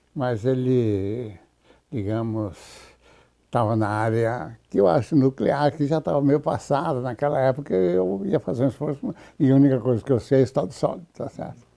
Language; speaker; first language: Portuguese; native; Portuguese